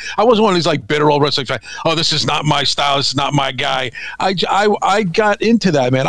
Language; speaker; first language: English; native; English